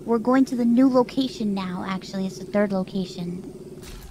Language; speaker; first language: English; early bilingual, other home language; Spanish